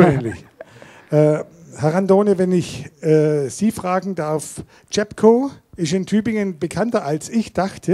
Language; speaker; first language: German; native; German